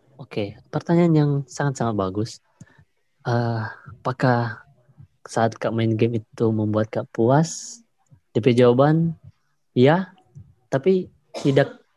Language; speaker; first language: Indonesian; native; Indonesian